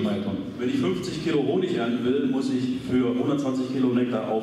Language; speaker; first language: German; native; German